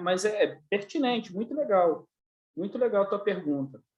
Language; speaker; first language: Portuguese; native; Portuguese